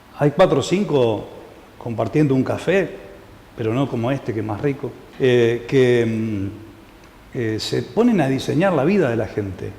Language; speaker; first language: Spanish; native; Spanish